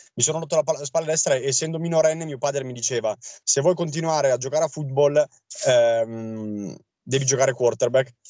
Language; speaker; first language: Italian; non-native, fluent; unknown